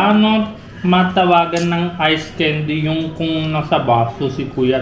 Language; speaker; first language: Filipino; non-native, learner; Hindi